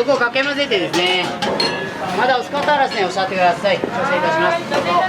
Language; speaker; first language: Japanese; native; Japanese